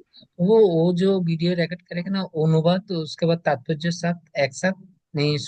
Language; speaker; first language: Hindi; non-native, learner; Bangla